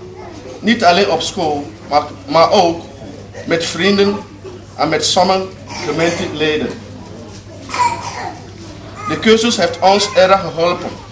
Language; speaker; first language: Dutch; non-native, learner; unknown